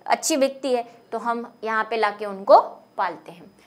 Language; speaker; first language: Hindi; native; Hindi